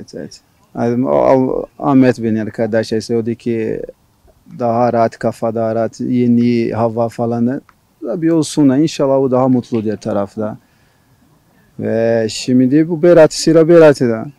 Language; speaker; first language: Turkish; non-native, learner; Portuguese